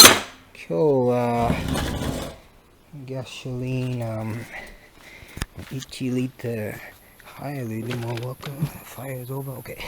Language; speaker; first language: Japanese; non-native, learner; English